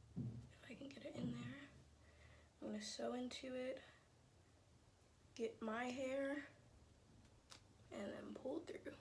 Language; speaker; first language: English; native; English